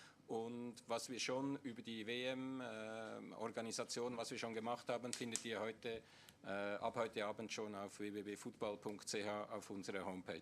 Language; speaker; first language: German; native; German